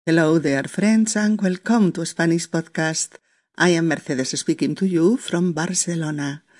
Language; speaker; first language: English; non-native, learner; Spanish